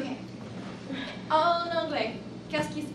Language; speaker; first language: French; non-native, fluent; English